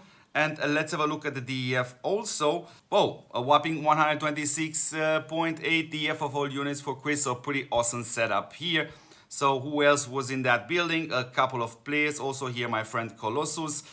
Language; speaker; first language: English; non-native, fluent; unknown